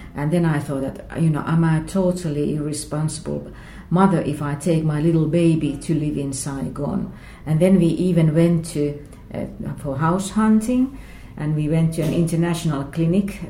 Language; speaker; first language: English; non-native, fluent; Finnish